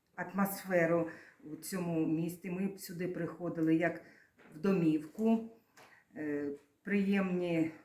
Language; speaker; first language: Ukrainian; non-native, local second language; Russian